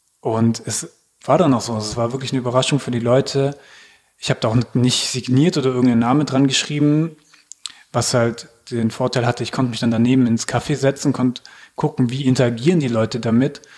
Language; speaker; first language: German; native; German